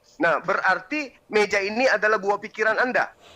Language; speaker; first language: Indonesian; native; Indonesian